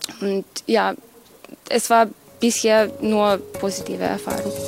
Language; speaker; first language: German; non-native, fluent; Serbian